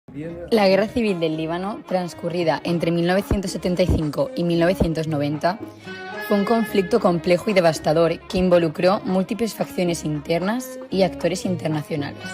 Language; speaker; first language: Spanish; native; Spanish